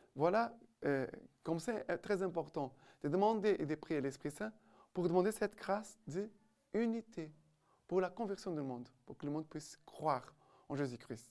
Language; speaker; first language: French; non-native, fluent; Portuguese